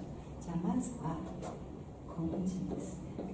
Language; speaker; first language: Japanese; non-native, fluent; Chinese